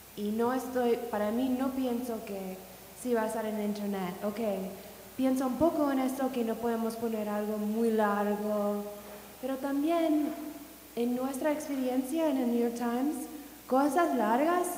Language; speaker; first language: Spanish; non-native, fluent; English